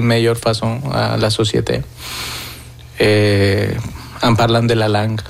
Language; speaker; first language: French; non-native, fluent; Spanish